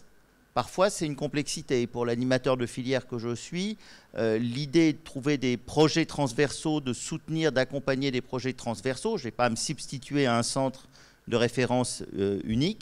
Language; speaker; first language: French; native; French